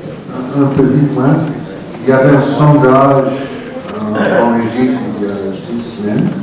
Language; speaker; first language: French; non-native, fluent; English